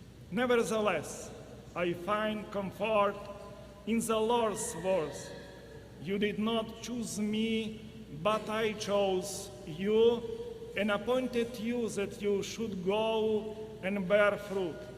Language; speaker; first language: English; non-native, fluent; Ukrainian